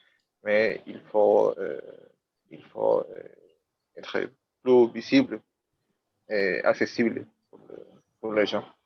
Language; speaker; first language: French; non-native, learner; Spanish